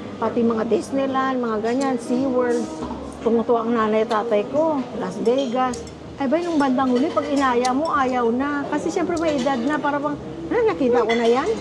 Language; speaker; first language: Filipino; native; Filipino